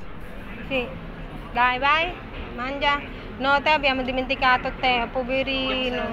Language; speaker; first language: Italian; non-native, fluent; Filipino